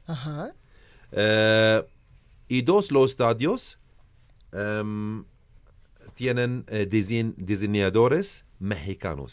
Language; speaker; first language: Spanish; non-native, learner; Arabic